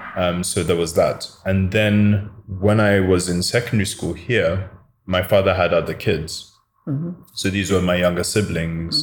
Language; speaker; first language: English; native; English